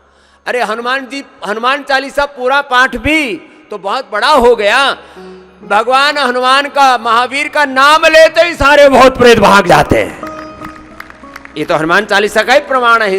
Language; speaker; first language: Hindi; native; Hindi